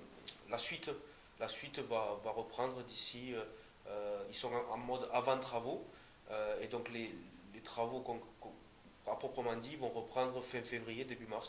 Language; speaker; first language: French; native; French